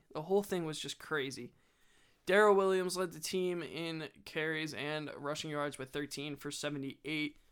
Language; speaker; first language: English; native; English